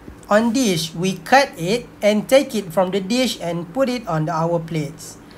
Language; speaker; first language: English; non-native, local second language; Malay